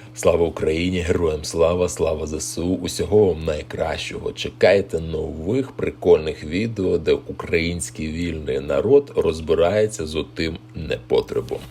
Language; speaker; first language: Ukrainian; native; Ukrainian